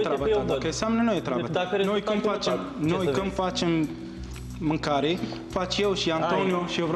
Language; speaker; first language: Romanian; non-native, learner; Arabic